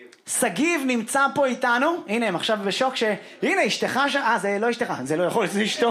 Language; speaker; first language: Hebrew; native; Hebrew